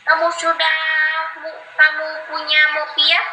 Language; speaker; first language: Indonesian; non-native, learner; Vietnamese